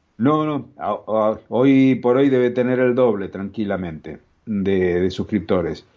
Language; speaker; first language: Spanish; native; Spanish